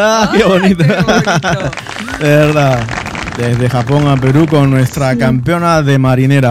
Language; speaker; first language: Spanish; native; Spanish